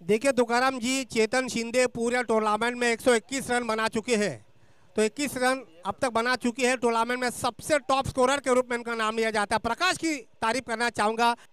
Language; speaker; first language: Hindi; non-native, local second language; Marathi